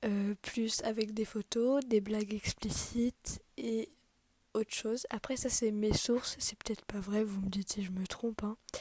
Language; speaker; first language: French; native; French